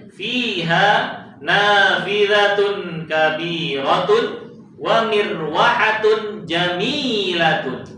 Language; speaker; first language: Arabic; non-native, fluent; Indonesian